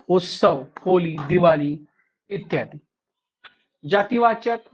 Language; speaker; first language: Hindi; non-native, local second language; Marathi